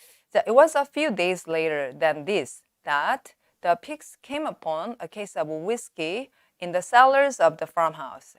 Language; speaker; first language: English; non-native, fluent; Korean